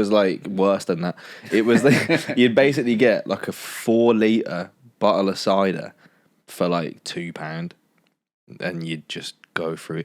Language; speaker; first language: English; native; English